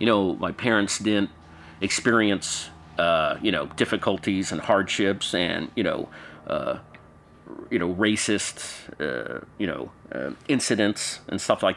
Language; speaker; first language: English; native; English